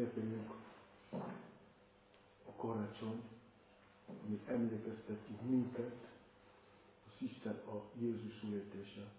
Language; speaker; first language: Hungarian; non-native, fluent; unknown